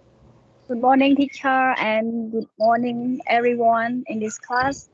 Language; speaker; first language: English; non-native, learner; Khmer